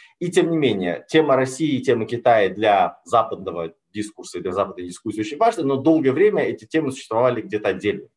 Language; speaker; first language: Russian; native; Russian